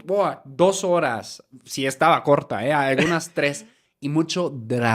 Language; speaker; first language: Spanish; non-native, fluent; German